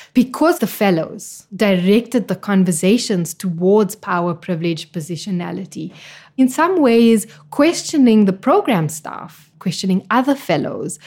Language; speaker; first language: English; native; English